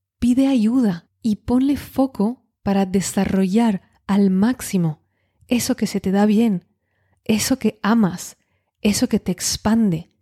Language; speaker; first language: Spanish; non-native, fluent; French